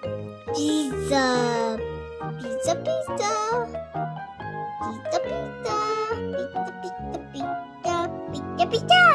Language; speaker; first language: Japanese; early bilingual, heritage; Japanese